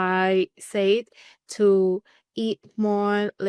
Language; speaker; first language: English; non-native, learner; Thai